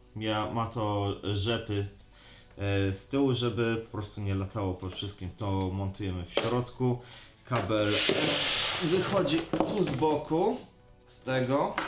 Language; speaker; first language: Polish; native; Polish